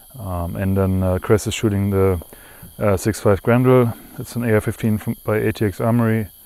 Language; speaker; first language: English; native; English